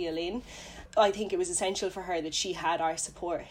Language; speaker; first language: English; native; English